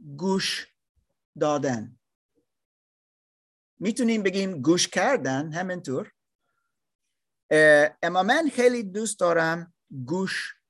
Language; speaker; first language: Persian; non-native, learner; German